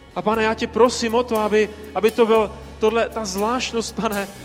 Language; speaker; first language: Czech; native; Czech